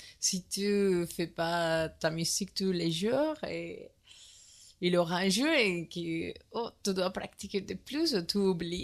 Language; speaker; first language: French; non-native, learner; Spanish